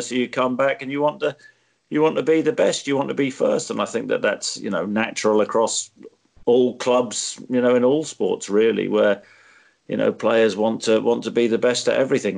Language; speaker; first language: English; native; English